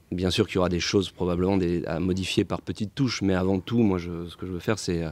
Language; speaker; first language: French; native; French